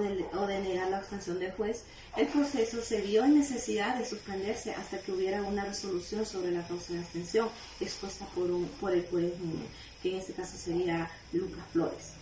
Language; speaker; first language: Spanish; native; Spanish